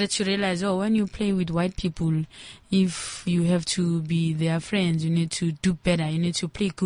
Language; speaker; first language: English; non-native, local second language; Zulu